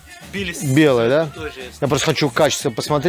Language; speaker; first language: Russian; native; Russian